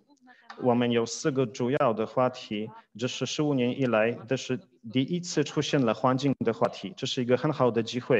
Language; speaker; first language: Chinese; non-native, fluent; Polish